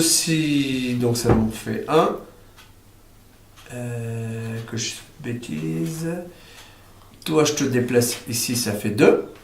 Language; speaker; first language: French; native; French